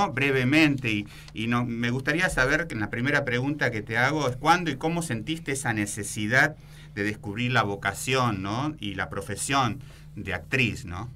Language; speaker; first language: Spanish; native; Spanish